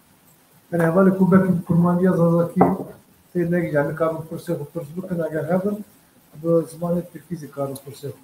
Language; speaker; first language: Turkish; non-native, local second language; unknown